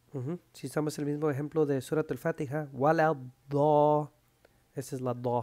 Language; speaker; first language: Spanish; early bilingual, heritage; Spanish